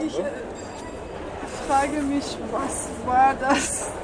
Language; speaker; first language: German; non-native, learner; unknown